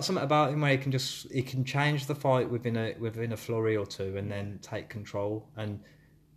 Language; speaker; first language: English; native; English